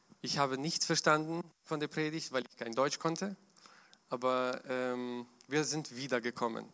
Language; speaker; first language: German; non-native, fluent; Russian